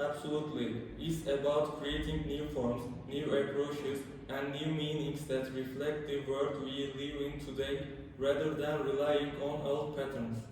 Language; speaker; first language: English; non-native, learner; Turkish